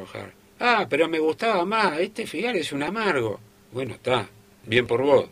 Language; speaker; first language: Spanish; native; Spanish